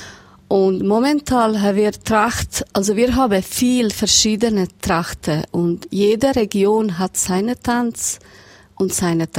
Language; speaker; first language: German; non-native, learner; Serbian